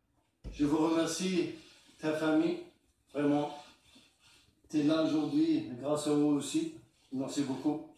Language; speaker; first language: French; non-native, learner; Arabic